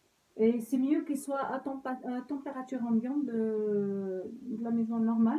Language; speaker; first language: French; non-native, local second language; Arabic